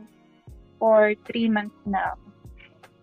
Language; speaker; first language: English; non-native, local second language; Filipino